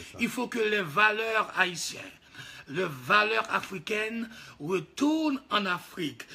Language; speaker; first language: French; non-native, local second language; Haitian Creole